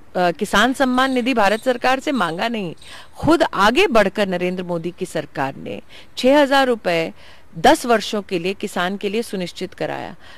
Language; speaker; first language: Hindi; native; Hindi